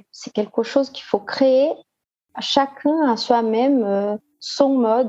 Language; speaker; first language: French; non-native, fluent; Portuguese